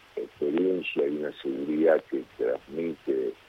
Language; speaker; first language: Spanish; native; Spanish